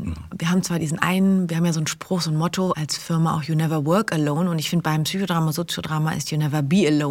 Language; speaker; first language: German; native; German